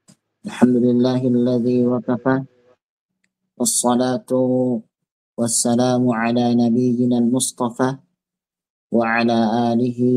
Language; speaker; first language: Arabic; non-native, fluent; Indonesian